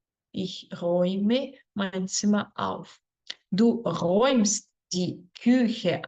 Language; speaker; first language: German; non-native, fluent; Spanish